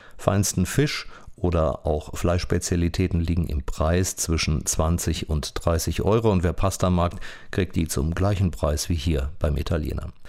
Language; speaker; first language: German; native; German